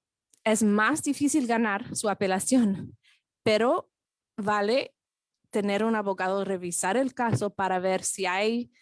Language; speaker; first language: Spanish; non-native, fluent; English